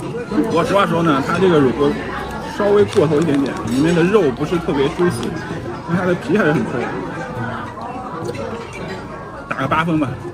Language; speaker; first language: Chinese; native; Chinese